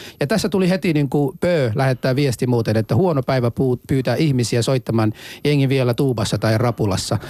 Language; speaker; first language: Finnish; non-native, fluent; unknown